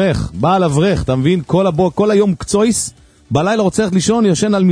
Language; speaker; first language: Hebrew; native; Hebrew